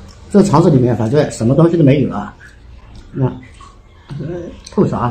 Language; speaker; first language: Chinese; native; Chinese